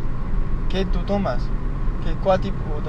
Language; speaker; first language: Spanish; non-native, learner; English